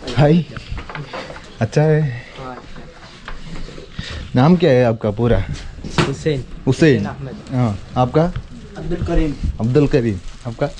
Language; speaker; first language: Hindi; non-native, learner; Malayalam